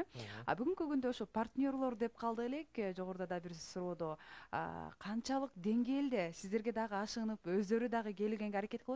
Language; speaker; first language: Kyrgyz; native; Kyrgyz